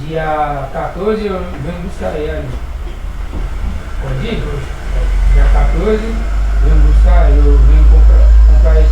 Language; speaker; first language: Portuguese; non-native, learner; Haitian Creole